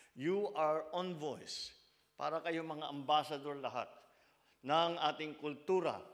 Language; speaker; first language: Filipino; native; Filipino